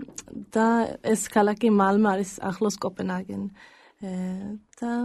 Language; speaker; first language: Georgian; early bilingual, heritage; Georgian